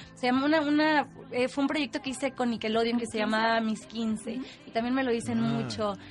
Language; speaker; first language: Spanish; native; Spanish